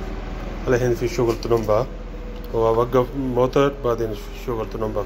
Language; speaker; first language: Arabic; non-native, learner; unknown